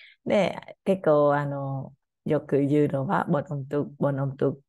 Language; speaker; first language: Japanese; non-native, learner; Khmer